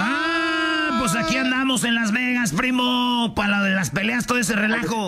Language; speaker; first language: Spanish; native; Spanish